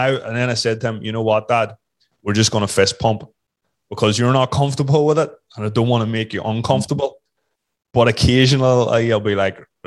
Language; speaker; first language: English; native; English